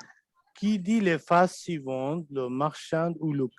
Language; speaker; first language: French; non-native, fluent; Urdu